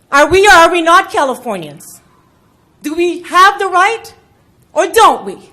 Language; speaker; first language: English; non-native, local second language; Filipino